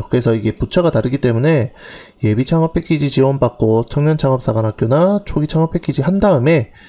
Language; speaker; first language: Korean; native; Korean